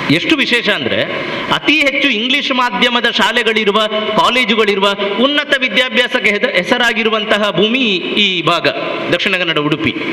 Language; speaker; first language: Kannada; non-native, local second language; Tulu